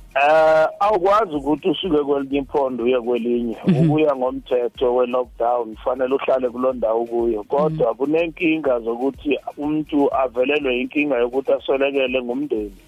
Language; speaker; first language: Zulu; non-native, local second language; Xhosa